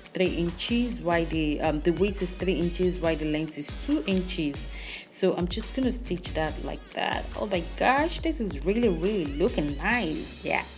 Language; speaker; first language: English; non-native, local second language; Yoruba